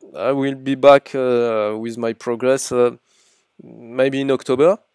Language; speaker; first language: English; non-native, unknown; French